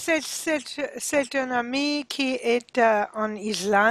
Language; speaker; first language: French; non-native, learner; English